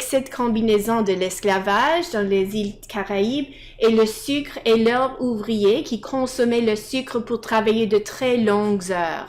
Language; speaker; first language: French; non-native, fluent; English